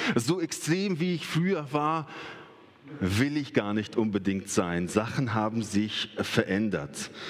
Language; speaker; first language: German; early bilingual, other home language; Russian